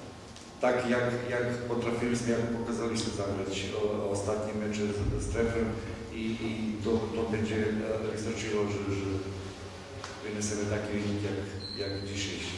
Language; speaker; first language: Polish; non-native, fluent; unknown